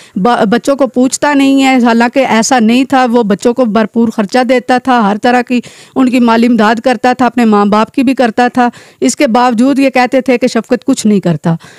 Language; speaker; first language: Urdu; non-native, local second language; Pahari-Potwari